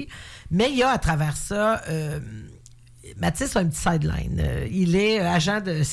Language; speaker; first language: French; native; French